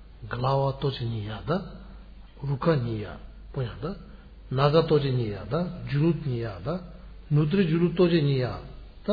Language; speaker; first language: Russian; non-native, learner; Tibetan